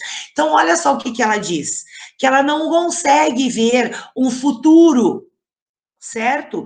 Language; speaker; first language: Portuguese; native; Portuguese